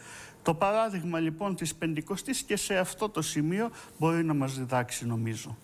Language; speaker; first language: Greek; native; Greek